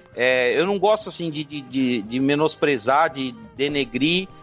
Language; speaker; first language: Portuguese; native; Portuguese